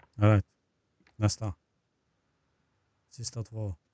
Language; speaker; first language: Swedish; non-native, fluent; Turkish